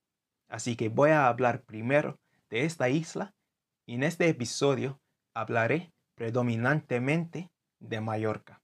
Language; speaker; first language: Spanish; non-native, fluent; English